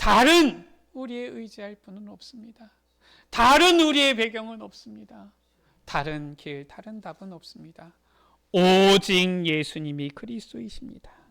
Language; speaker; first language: Korean; native; Korean